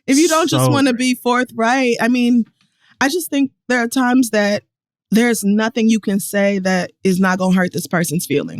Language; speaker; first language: English; native; English